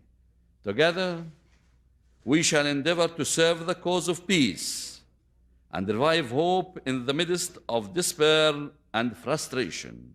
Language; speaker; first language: English; non-native, fluent; Arabic